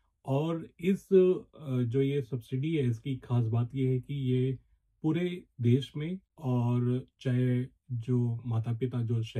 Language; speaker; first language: Hindi; native; Hindi